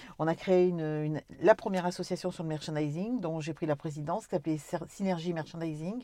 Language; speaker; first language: French; native; French